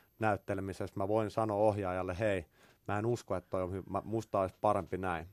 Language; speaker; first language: Finnish; native; Finnish